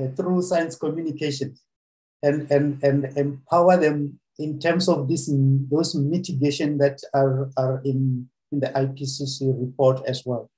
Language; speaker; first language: English; non-native, local second language; Venda